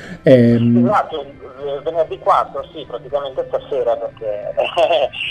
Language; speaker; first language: Italian; native; Italian